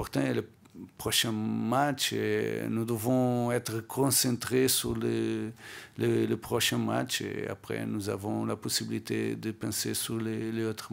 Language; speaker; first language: French; non-native, learner; Portuguese